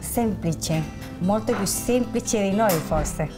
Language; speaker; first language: Italian; early bilingual, heritage; Spanish